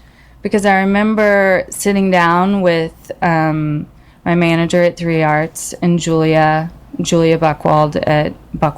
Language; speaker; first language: English; native; English